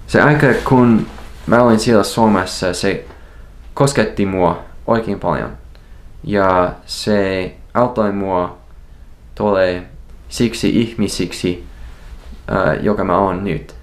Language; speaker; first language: Finnish; non-native, fluent; English